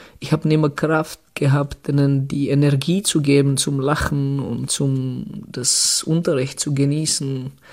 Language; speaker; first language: German; non-native, fluent; Czech